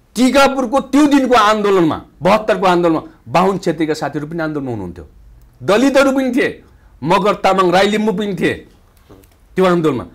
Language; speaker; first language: Nepali; non-native, local second language; Dangaura Tharu